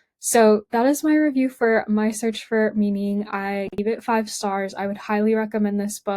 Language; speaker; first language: English; native; English